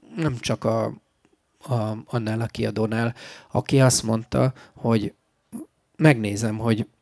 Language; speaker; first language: Hungarian; native; Hungarian